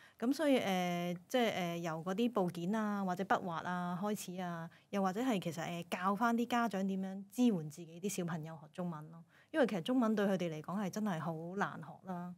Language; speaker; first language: Cantonese; native; Cantonese